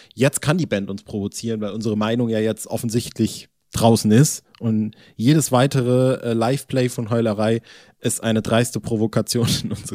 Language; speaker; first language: German; native; German